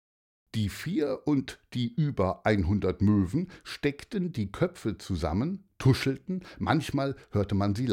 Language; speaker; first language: German; native; German